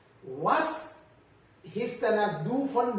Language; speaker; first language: German; non-native, learner; Sinhala